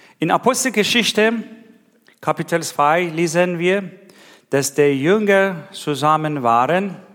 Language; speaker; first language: German; non-native, learner; Persian